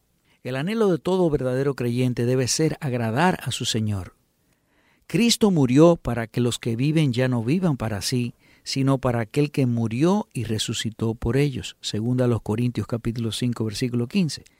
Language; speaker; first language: Spanish; native; Spanish